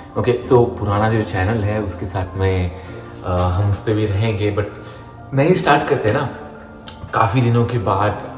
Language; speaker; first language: Hindi; native; Hindi